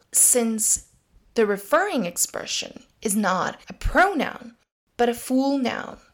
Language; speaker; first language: English; non-native, fluent; Serbian